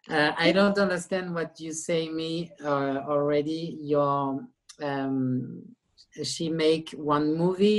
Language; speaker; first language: English; non-native, learner; French